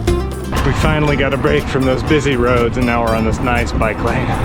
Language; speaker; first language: English; native; English